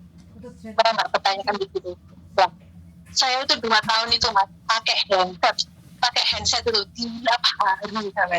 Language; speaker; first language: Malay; non-native, local second language; Javanese